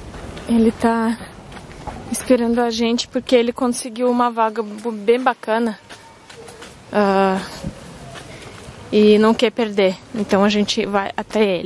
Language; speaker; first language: Portuguese; non-native, fluent; Russian